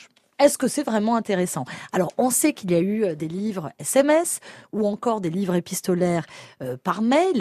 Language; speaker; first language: French; native; French